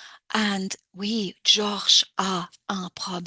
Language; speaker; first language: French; non-native, fluent; English